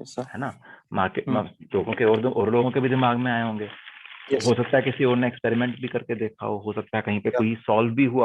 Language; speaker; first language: Hindi; native; Hindi